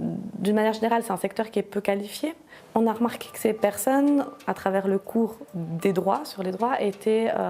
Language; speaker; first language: French; native; French